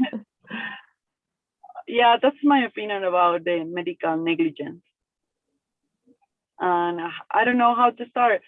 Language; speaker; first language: English; non-native, learner; Spanish